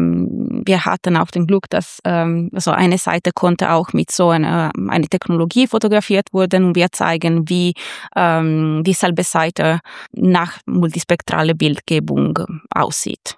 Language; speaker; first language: German; non-native, fluent; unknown